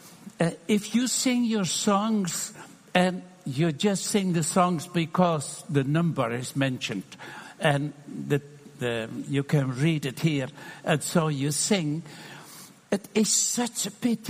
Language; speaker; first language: English; non-native, fluent; Dutch